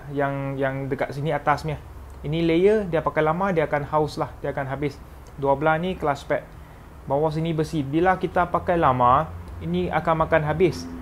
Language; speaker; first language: Malay; non-native, local second language; Chinese